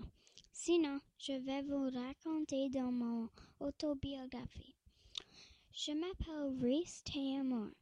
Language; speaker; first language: French; non-native, local second language; English